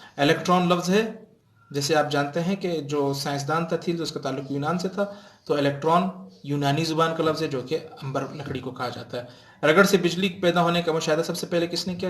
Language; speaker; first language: Urdu; non-native, local second language; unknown